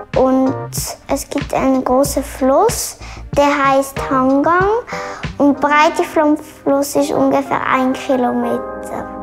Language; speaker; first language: German; early bilingual, other home language; Korean